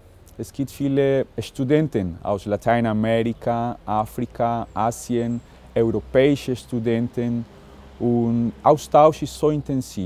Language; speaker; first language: German; non-native, fluent; Spanish